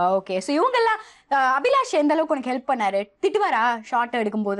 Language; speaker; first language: Tamil; native; Tamil